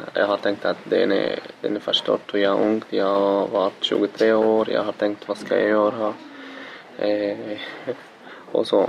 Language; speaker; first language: Swedish; non-native, learner; Arabic